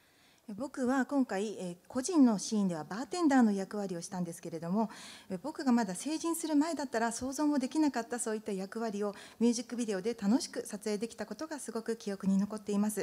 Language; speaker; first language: Japanese; native; Japanese